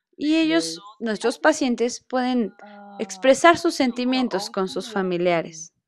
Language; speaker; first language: Spanish; non-native, fluent; Chinese